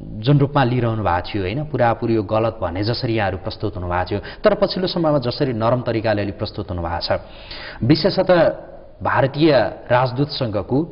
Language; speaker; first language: Nepali; native; Nepali